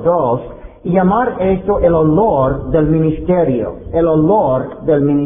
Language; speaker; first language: Spanish; non-native, fluent; English